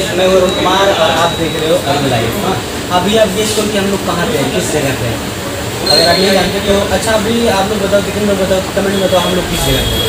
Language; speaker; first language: Hindi; native; Hindi